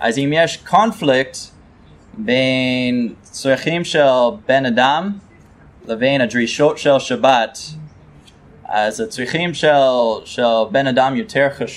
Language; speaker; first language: Hebrew; non-native, fluent; English